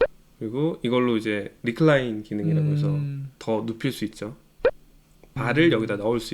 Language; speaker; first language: Korean; native; Korean